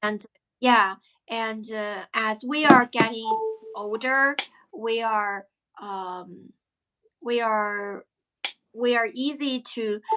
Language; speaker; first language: English; non-native, fluent; Chinese